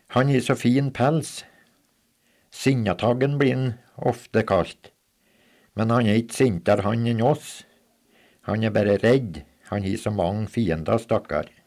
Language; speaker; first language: Norwegian; native; Norwegian